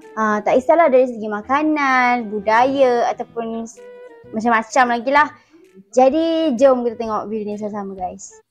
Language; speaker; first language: Malay; native; Malay